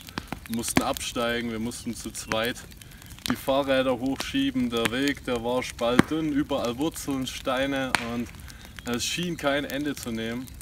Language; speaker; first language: German; native; German